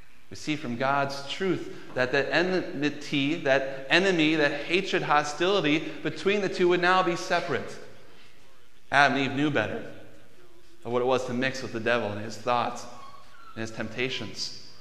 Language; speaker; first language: English; native; English